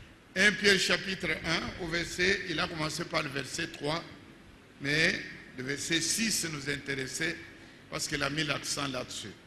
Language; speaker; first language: French; non-native, local second language; Luba-Lulua